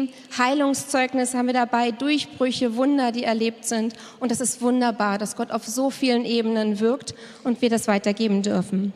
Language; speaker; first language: German; native; German